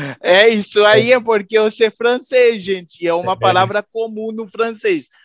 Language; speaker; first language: Portuguese; native; Portuguese